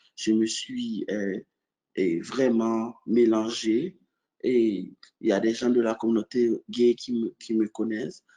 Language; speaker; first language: French; non-native, local second language; Haitian Creole